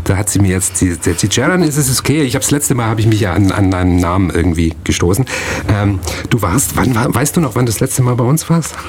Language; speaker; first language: German; native; German